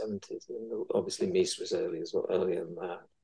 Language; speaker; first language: English; native; English